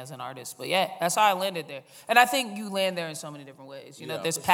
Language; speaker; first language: English; native; English